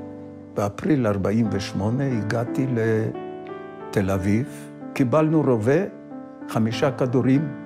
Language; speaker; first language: Hebrew; non-native, fluent; Yiddish